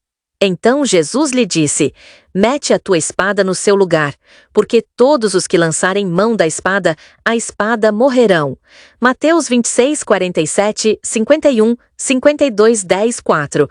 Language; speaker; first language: Portuguese; native; Portuguese